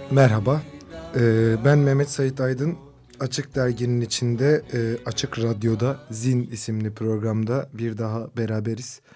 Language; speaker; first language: Turkish; non-native, local second language; Kurdish